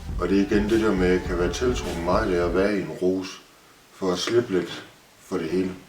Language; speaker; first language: Danish; native; Danish